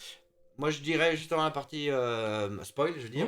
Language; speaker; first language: French; native; French